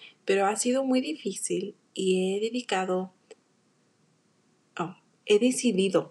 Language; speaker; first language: Spanish; early bilingual, heritage; Spanish